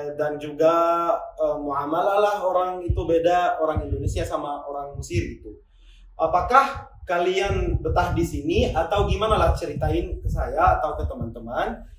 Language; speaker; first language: Indonesian; non-native, fluent; Arabic